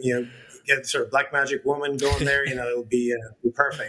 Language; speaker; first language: English; native; English